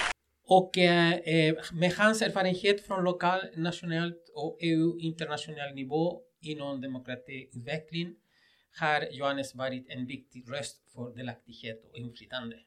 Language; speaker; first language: Swedish; non-native, fluent; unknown